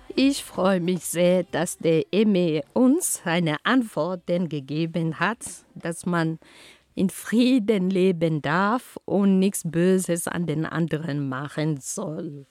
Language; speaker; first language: German; non-native, fluent; Ghomala